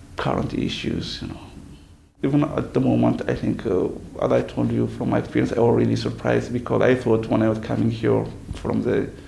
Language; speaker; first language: English; non-native, fluent; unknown